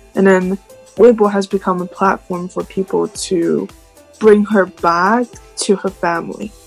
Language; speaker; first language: English; non-native, fluent; Chinese